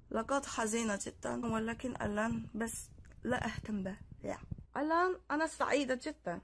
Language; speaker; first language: Arabic; non-native, learner; Korean